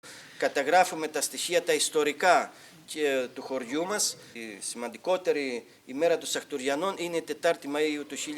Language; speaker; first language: Greek; native; Greek